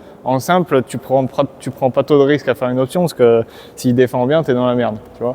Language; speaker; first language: French; native; French